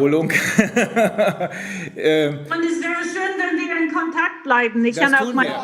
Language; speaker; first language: German; non-native, learner; English